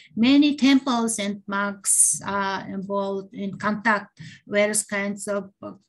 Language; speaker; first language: English; non-native, learner; Mongolian